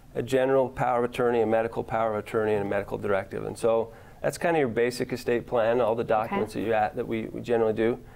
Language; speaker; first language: English; native; English